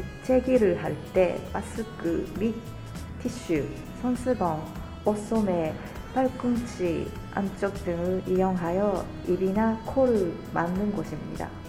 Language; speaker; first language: Korean; non-native, fluent; Japanese